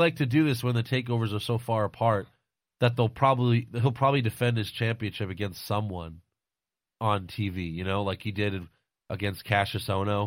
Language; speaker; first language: English; native; English